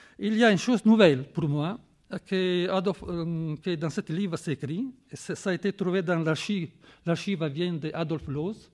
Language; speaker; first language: French; non-native, fluent; Italian